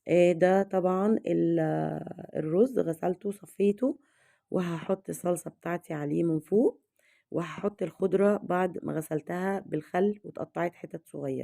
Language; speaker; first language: Arabic; native; Arabic